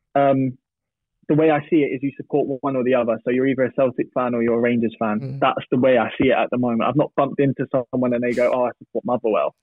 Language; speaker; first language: English; native; English